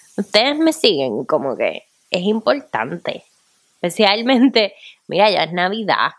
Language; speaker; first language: Spanish; native; Spanish